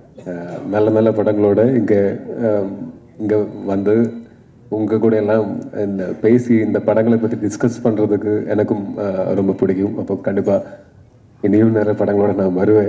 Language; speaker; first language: Tamil; non-native, learner; Malayalam